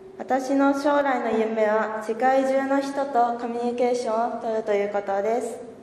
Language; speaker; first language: Japanese; early bilingual, other home language; Chinese